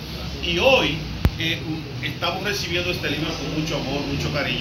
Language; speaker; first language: Spanish; native; Spanish